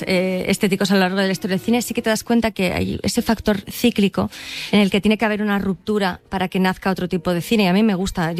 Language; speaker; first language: Spanish; native; Spanish